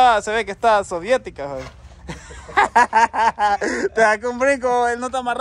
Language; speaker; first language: Spanish; native; Spanish